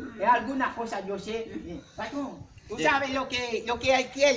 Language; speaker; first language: Spanish; non-native, learner; Haitian Creole